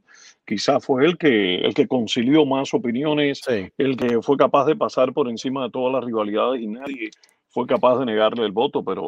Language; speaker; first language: Spanish; native; Spanish